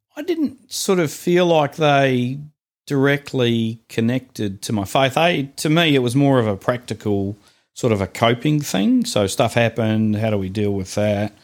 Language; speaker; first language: English; native; English